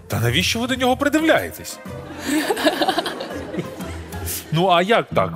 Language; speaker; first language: Ukrainian; native; Ukrainian